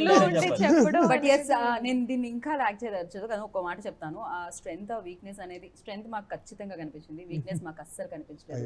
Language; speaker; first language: Telugu; native; Telugu